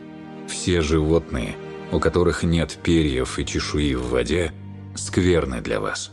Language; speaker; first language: Russian; native; Russian